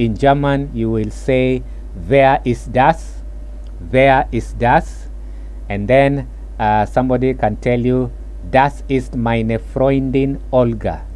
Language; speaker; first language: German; non-native, fluent; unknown